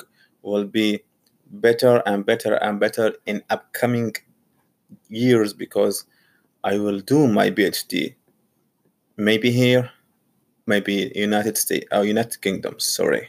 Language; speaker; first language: English; non-native, learner; Arabic